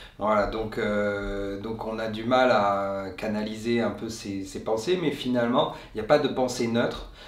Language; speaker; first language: French; native; French